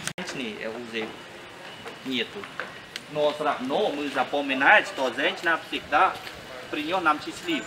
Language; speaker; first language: Russian; non-native, learner; Khmer